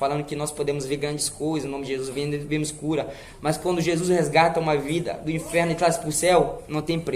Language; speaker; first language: Portuguese; native; Portuguese